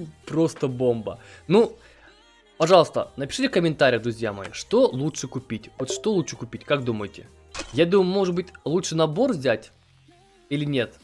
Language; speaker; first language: Russian; native; Russian